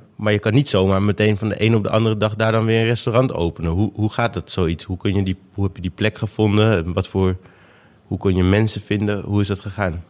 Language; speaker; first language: Dutch; native; Dutch